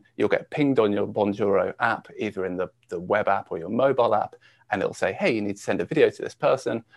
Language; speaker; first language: English; native; English